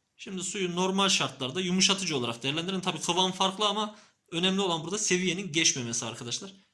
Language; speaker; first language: Turkish; native; Turkish